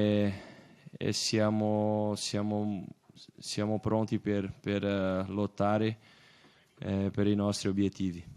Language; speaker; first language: Italian; non-native, fluent; Portuguese